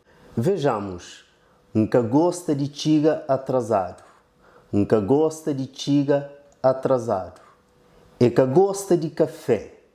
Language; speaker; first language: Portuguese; non-native, local second language; Kabuverdianu